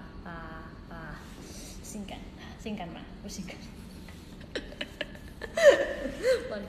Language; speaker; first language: Chinese; non-native, learner; Thai